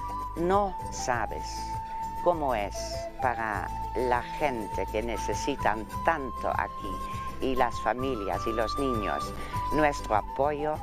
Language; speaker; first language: Spanish; non-native, fluent; Dutch